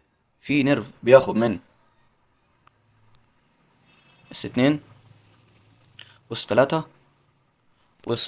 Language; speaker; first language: Arabic; native; Arabic